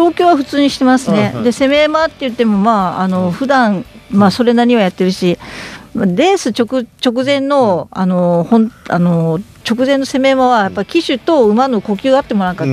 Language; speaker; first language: Japanese; native; Japanese